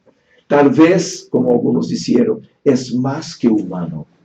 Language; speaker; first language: Spanish; non-native, fluent; Portuguese